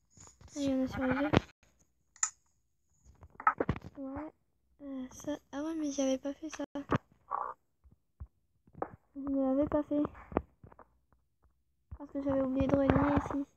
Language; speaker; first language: French; native; French